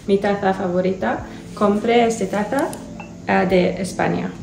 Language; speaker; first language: Spanish; non-native, learner; English